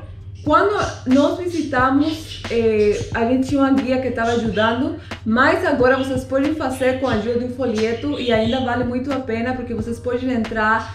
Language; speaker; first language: Portuguese; non-native, fluent; Spanish